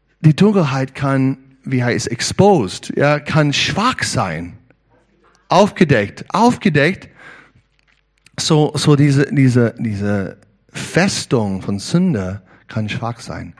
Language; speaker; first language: German; non-native, learner; English